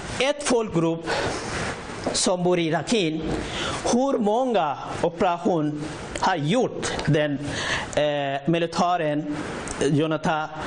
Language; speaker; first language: Swedish; non-native, learner; Rohingya